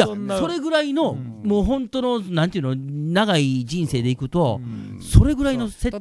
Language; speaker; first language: Japanese; native; Japanese